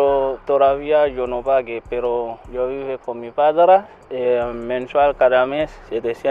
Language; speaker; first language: Spanish; non-native, learner; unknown